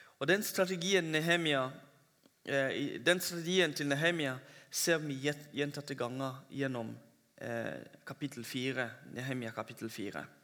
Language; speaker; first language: Norwegian; non-native, fluent; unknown